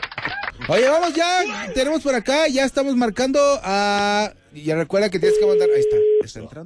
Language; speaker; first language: Spanish; native; Spanish